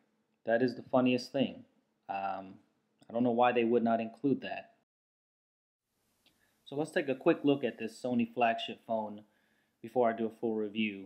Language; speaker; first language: English; native; English